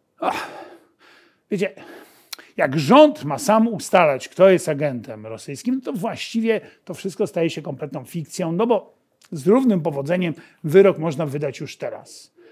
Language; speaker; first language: Polish; native; Polish